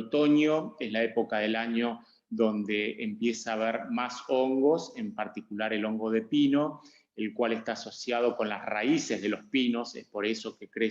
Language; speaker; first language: Spanish; native; Spanish